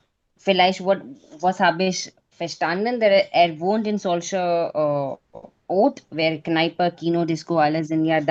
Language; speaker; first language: German; non-native, learner; Hindi